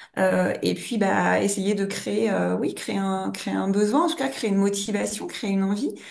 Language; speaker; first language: French; native; French